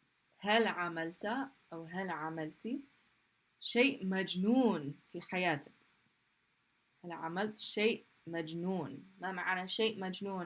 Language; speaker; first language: Arabic; non-native, fluent; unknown